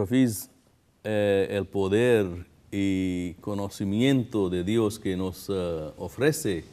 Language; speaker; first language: Spanish; non-native, fluent; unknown